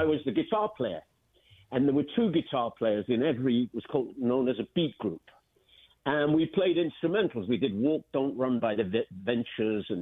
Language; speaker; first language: English; native; English